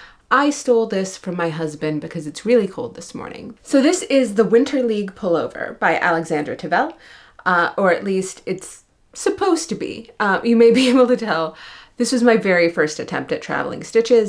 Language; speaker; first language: English; native; English